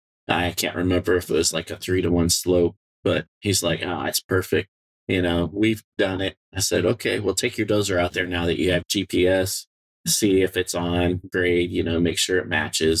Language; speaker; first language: English; native; English